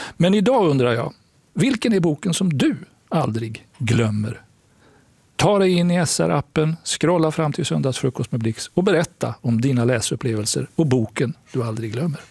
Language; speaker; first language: Swedish; native; Swedish